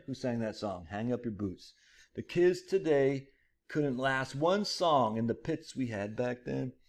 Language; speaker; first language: English; native; English